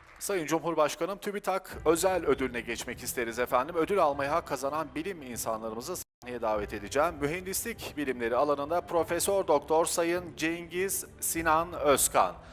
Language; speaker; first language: Turkish; native; Turkish